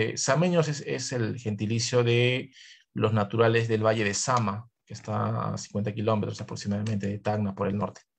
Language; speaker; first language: Spanish; native; Spanish